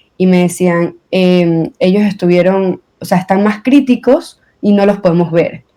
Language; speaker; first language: Spanish; native; Spanish